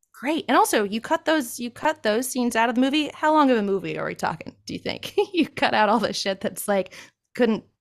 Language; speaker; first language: English; native; English